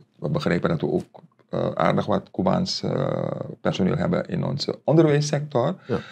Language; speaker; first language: Dutch; native; Dutch